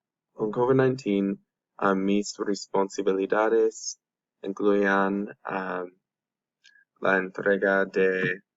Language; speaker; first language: Spanish; non-native, learner; English